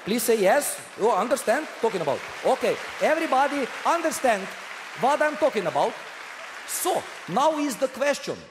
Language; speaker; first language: English; non-native, learner; Slovenian